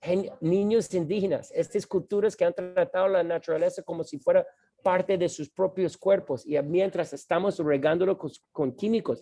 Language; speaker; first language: Spanish; non-native, fluent; English